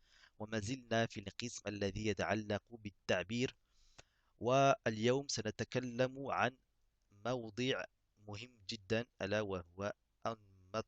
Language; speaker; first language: Arabic; non-native, fluent; French